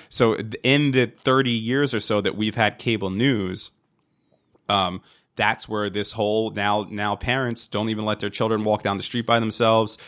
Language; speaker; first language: English; native; English